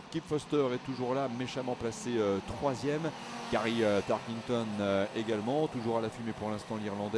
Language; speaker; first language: French; native; French